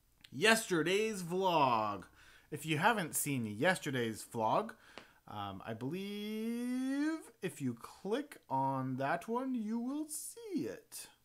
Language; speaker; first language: English; native; English